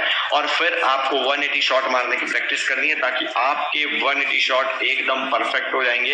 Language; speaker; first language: Hindi; native; Hindi